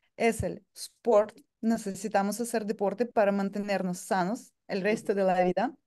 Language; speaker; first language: Spanish; non-native, fluent; Russian